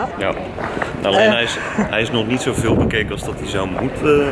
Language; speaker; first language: Dutch; native; Dutch